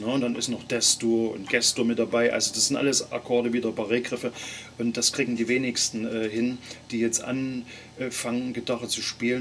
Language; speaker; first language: German; native; German